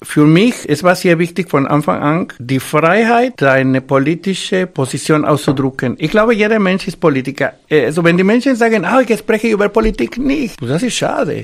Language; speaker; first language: German; non-native, fluent; Spanish